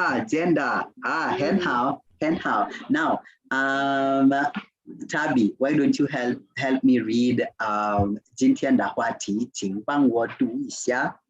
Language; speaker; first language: Chinese; non-native, fluent; English